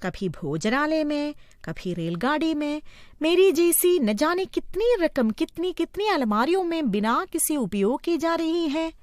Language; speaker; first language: Hindi; non-native, local second language; Malayalam